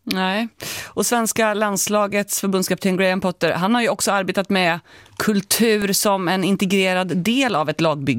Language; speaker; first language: Swedish; native; Swedish